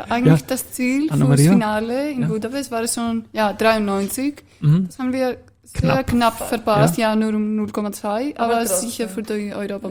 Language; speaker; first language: German; non-native, fluent; Greek